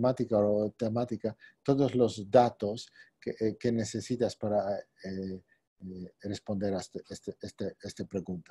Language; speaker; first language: Spanish; non-native, fluent; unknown